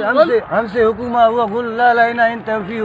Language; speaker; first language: Arabic; non-native, learner; Sindhi